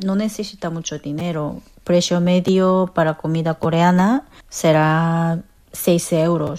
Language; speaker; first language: Spanish; non-native, fluent; Korean